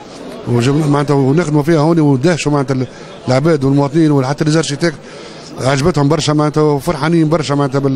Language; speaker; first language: Arabic; native; Arabic